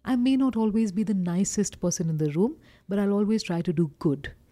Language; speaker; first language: English; non-native, local second language; Hindi